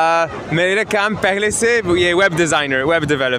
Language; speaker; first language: Hindi; non-native, learner; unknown